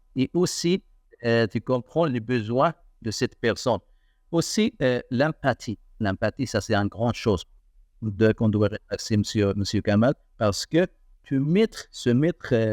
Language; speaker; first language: French; non-native, learner; Arabic